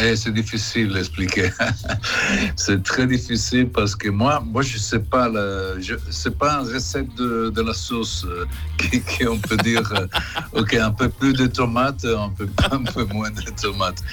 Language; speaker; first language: French; non-native, fluent; Italian